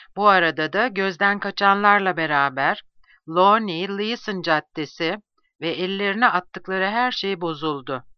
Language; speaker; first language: Turkish; native; Turkish